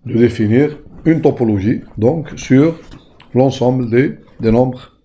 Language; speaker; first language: French; non-native, local second language; Arabic